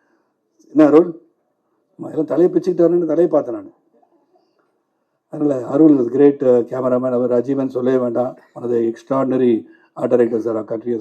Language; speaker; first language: Tamil; native; Tamil